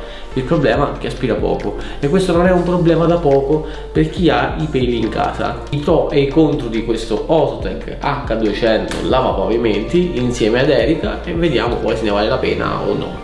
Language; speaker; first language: Italian; native; Italian